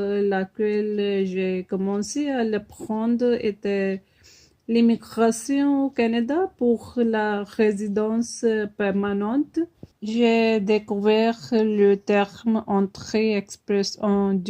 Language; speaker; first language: French; non-native, fluent; Punjabi